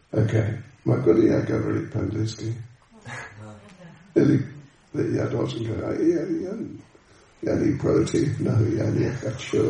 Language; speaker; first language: Russian; non-native, learner; English